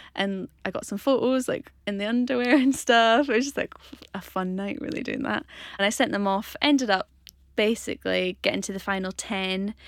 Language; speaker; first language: English; native; English